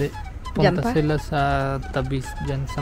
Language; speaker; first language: Filipino; non-native, learner; Punjabi